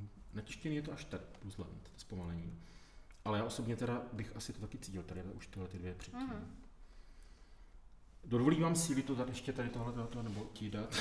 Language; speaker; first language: Czech; native; Czech